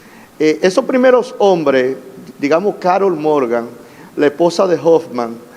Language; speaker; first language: Spanish; native; Spanish